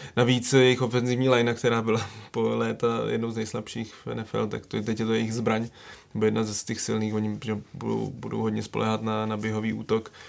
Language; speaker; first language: Czech; native; Czech